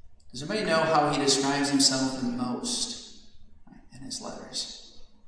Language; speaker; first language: English; native; English